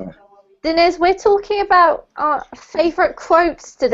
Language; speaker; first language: English; native; English